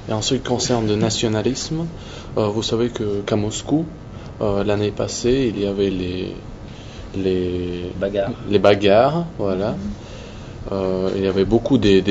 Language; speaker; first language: French; non-native, learner; Russian